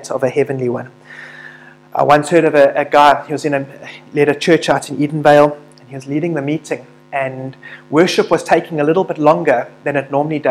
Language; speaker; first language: English; native; English